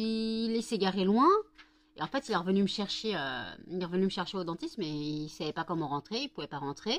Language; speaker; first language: French; native; French